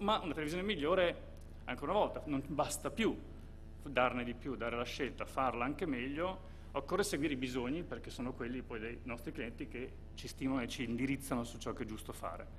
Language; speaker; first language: Italian; native; Italian